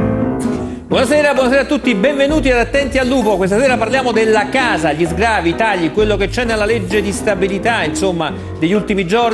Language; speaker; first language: Italian; native; Italian